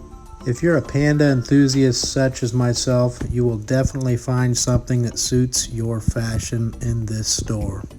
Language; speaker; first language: English; native; English